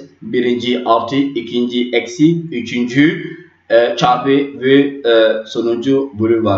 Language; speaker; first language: Turkish; non-native, learner; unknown